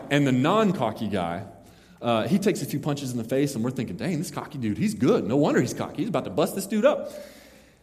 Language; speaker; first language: English; native; English